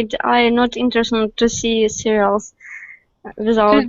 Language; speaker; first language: English; non-native, learner; Russian